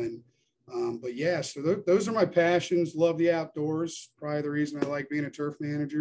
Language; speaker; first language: English; native; English